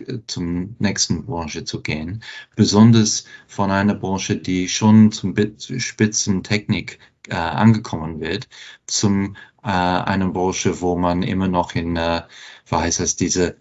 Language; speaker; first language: German; non-native, fluent; English